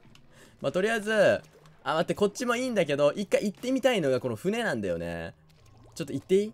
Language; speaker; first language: Japanese; native; Japanese